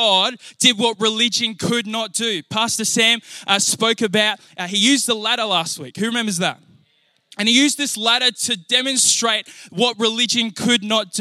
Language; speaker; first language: English; native; English